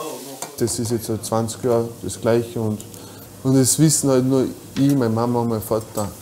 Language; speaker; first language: German; early bilingual, other home language; Bosnian